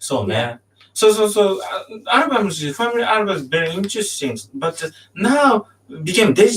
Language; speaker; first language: English; non-native, learner; Japanese